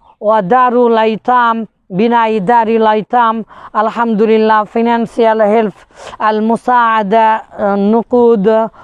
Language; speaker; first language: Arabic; non-native, fluent; Bangla